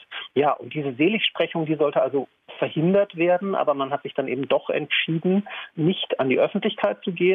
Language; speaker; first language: German; native; German